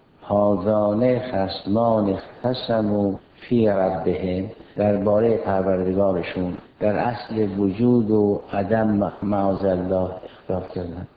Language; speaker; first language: Persian; native; Persian